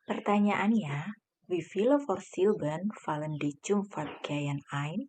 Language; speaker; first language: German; non-native, fluent; Indonesian